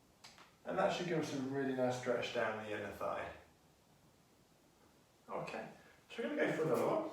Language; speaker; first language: English; native; English